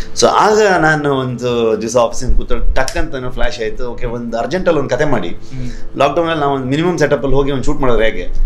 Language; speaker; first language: Kannada; native; Kannada